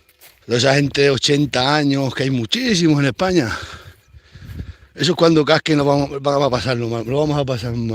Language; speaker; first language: Spanish; native; Spanish